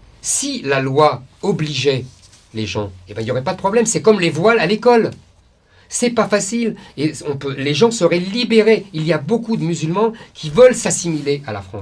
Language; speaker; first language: French; native; French